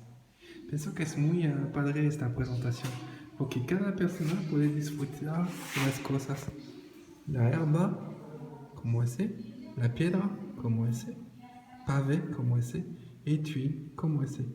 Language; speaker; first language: Spanish; non-native, learner; French